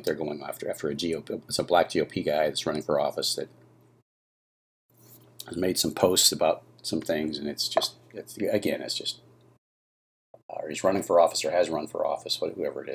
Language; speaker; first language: English; native; English